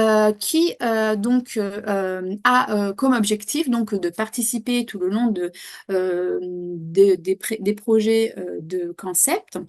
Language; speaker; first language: French; native; French